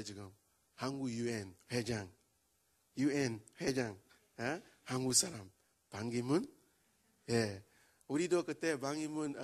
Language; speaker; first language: Korean; non-native, learner; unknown